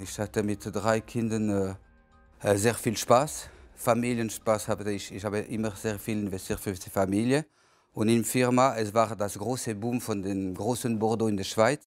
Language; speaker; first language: German; non-native, local second language; French